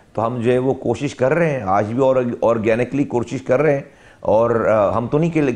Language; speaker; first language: Urdu; native; Urdu